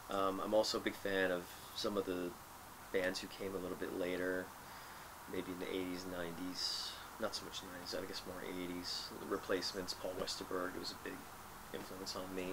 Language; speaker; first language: English; native; English